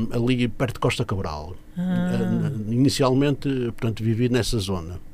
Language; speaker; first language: Portuguese; native; Portuguese